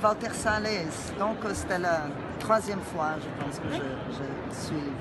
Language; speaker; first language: French; non-native, learner; Portuguese